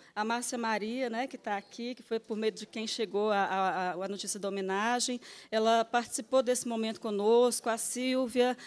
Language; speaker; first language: Portuguese; native; Portuguese